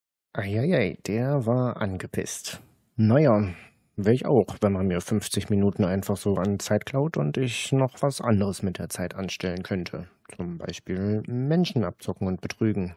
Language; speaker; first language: German; native; German